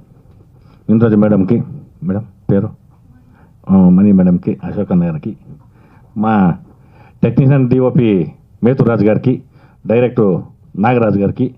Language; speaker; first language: Telugu; native; Telugu